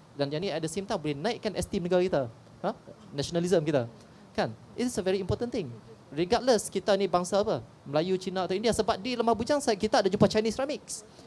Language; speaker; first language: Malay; native; Malay